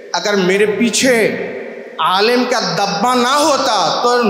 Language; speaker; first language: Hindi; non-native, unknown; Bangla